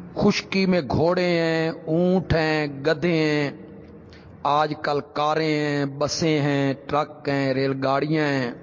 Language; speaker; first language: Urdu; non-native, local second language; Punjabi